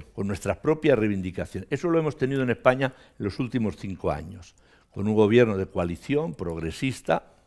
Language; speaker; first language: Spanish; native; Spanish